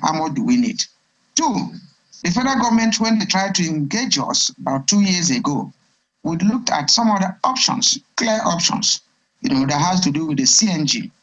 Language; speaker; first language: English; non-native, local second language; Igbo